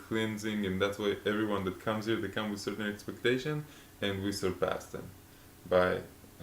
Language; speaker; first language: English; non-native, fluent; Hebrew